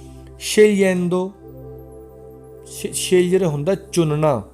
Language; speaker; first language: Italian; non-native, fluent; Punjabi